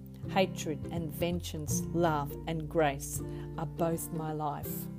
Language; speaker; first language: English; native; English